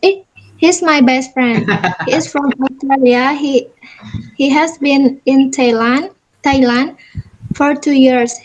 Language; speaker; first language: English; non-native, learner; Indonesian